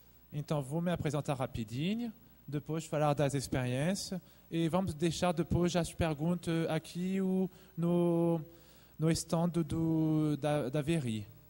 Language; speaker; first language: Portuguese; non-native, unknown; French